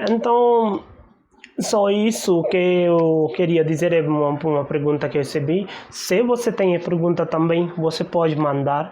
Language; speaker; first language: Portuguese; non-native, learner; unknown